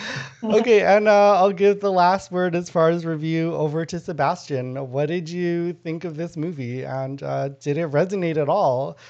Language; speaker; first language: English; non-native, fluent; Lao